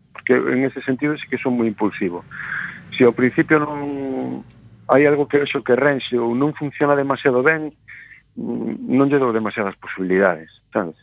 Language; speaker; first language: Galician; native; Galician